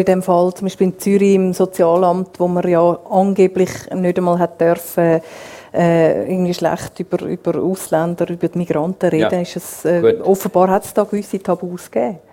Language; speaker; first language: German; native; German